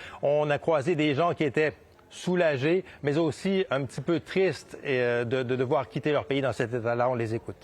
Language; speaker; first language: French; native; French